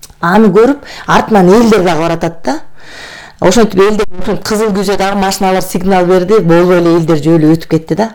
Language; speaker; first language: Kyrgyz; native; Kyrgyz